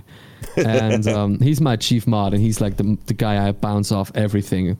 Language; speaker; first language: English; non-native, fluent; Swiss German